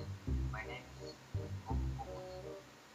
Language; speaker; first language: English; non-native, learner; Turkish